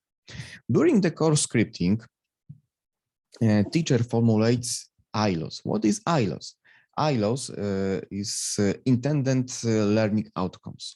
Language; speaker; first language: English; non-native, fluent; Polish